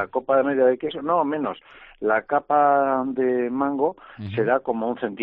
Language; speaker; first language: Spanish; native; Spanish